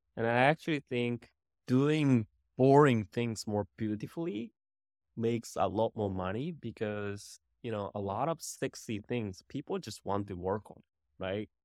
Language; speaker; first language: English; non-native, fluent; Japanese